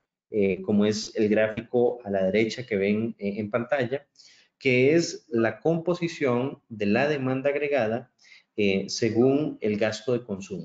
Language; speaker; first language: Spanish; native; Spanish